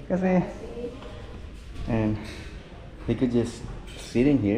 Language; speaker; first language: English; non-native, learner; Indonesian